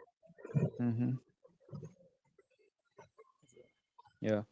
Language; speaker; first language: English; non-native, local second language; Hindi